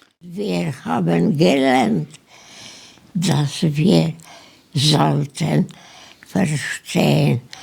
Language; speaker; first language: German; non-native, learner; Polish